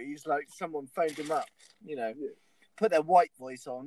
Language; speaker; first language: English; native; English